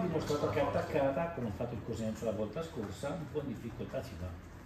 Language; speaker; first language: Italian; native; Italian